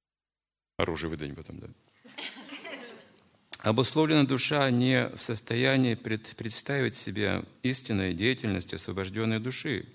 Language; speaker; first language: Russian; native; Russian